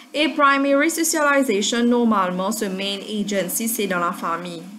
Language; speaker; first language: French; non-native, local second language; Morisyen